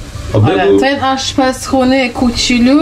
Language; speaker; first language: Persian; non-native, learner; Norwegian